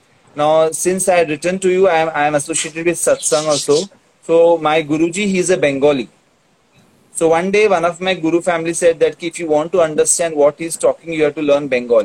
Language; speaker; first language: English; non-native, local second language; Tulu